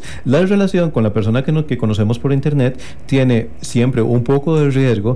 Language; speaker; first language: Spanish; native; Spanish